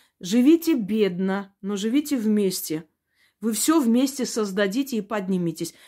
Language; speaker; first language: Russian; non-native, local second language; Armenian